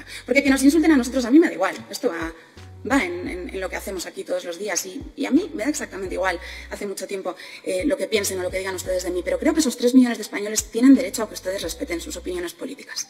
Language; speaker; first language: Spanish; native; Spanish